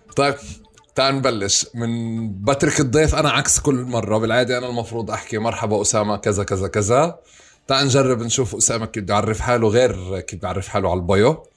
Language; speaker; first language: Arabic; native; Arabic